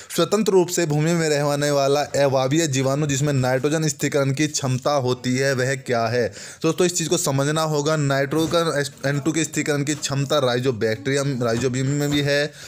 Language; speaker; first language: Hindi; native; Hindi